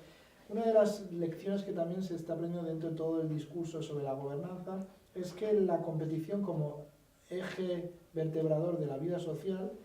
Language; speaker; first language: Spanish; native; Spanish